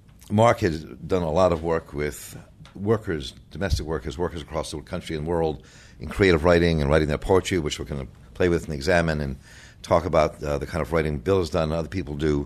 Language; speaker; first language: English; native; English